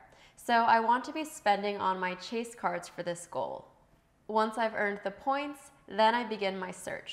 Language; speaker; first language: English; native; English